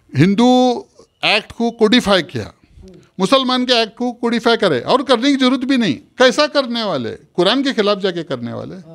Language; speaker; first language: Hindi; non-native, local second language; Urdu